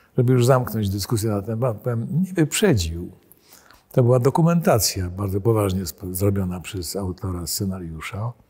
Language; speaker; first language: Polish; native; Polish